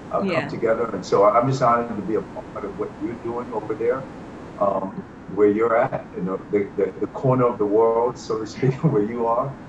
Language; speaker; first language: English; native; English